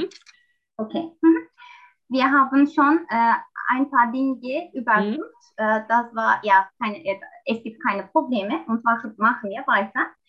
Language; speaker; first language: German; non-native, learner; Turkish